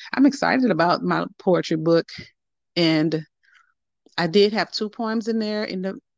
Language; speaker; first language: English; native; English